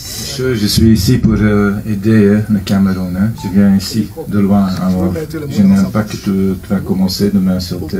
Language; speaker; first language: French; non-native, local second language; Dutch